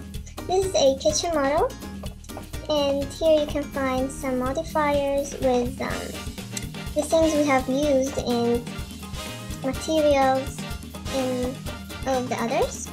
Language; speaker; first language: English; non-native, learner; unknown